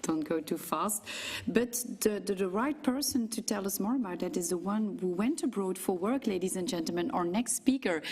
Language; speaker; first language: English; non-native, fluent; Dutch